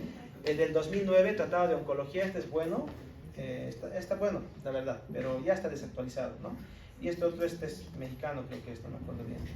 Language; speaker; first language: Spanish; native; Spanish